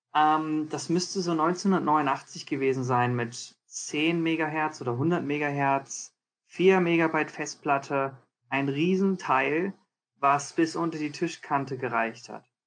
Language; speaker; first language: German; early bilingual, heritage; German